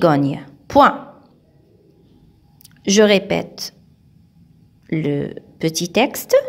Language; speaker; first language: French; non-native, local second language; Arabic